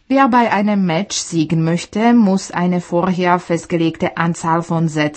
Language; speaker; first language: German; non-native, fluent; Czech